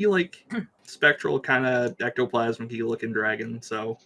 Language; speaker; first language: English; native; English